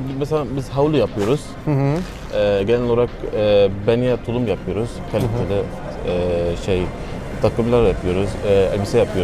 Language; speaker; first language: Turkish; non-native, learner; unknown